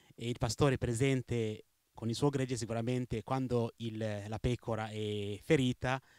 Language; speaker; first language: Italian; non-native, fluent; Rundi